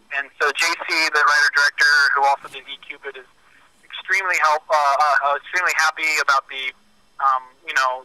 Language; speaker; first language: English; native; English